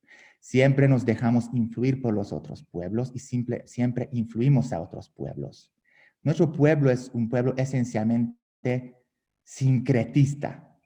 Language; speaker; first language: Spanish; non-native, fluent; Hungarian